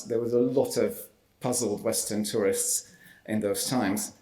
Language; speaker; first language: English; non-native, fluent; Hungarian